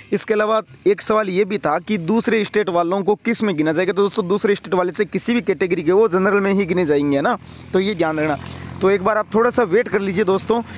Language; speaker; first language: Hindi; native; Hindi